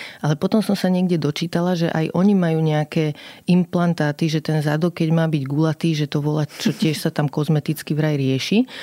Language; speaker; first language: Slovak; native; Slovak